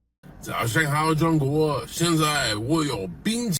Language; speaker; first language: Chinese; non-native, learner; English